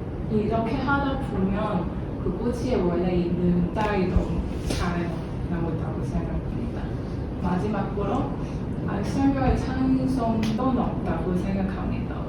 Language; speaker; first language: Korean; non-native, learner; Cantonese